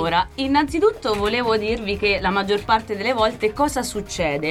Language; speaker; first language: Italian; native; Italian